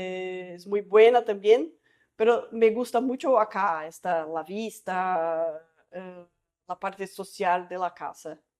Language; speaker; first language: Spanish; non-native, fluent; Portuguese